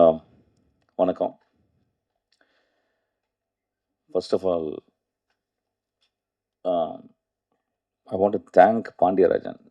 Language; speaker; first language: Tamil; native; Tamil